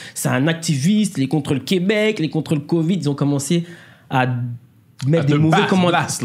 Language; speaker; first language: French; native; French